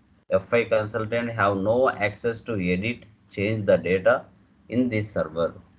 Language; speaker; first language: English; non-native, local second language; Telugu